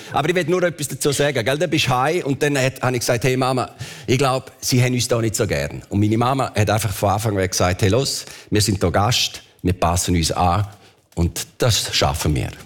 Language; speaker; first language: German; early bilingual, other home language; Italian